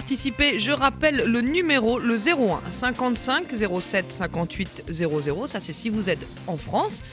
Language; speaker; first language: French; native; French